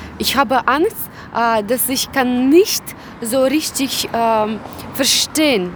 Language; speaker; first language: German; non-native, learner; Russian